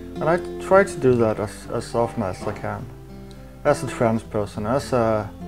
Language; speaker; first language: English; non-native, fluent; Danish